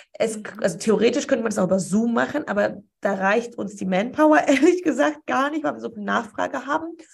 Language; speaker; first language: German; early bilingual, other home language; Polish